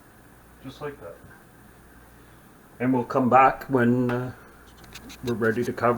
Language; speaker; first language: English; native; English